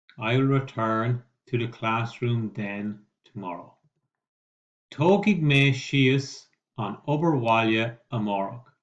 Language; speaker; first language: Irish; non-native, local second language; English